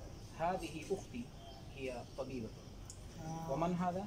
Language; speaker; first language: Arabic; non-native, learner; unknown